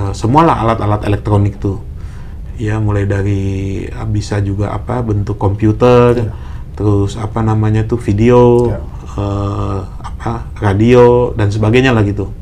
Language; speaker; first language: Indonesian; native; Indonesian